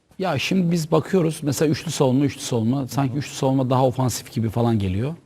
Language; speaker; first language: Turkish; native; Turkish